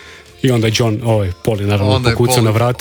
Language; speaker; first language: Serbian; native; Serbian